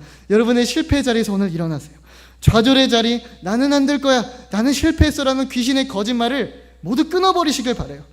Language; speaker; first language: Korean; native; Korean